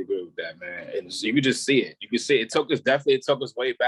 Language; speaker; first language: English; native; English